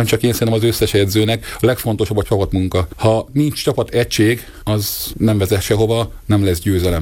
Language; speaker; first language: Hungarian; native; Hungarian